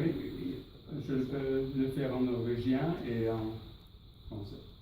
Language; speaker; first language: French; non-native, fluent; Norwegian